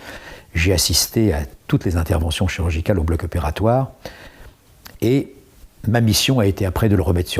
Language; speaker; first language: French; native; French